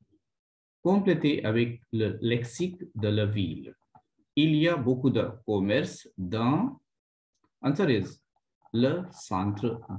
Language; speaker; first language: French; non-native, fluent; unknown